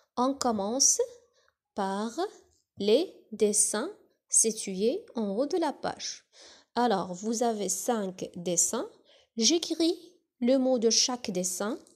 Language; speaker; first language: French; non-native, local second language; Arabic